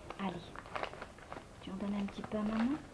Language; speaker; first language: French; native; French